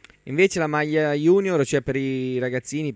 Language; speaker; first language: Italian; native; Italian